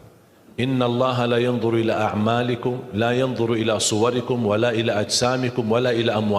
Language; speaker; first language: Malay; non-native, fluent; Arabic